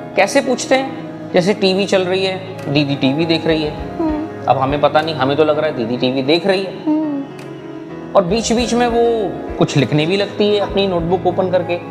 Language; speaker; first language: Hindi; native; Hindi